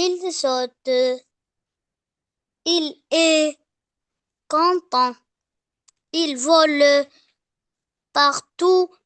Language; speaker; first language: French; non-native, learner; Arabic